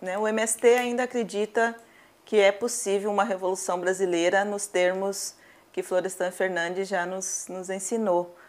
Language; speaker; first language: Portuguese; native; Portuguese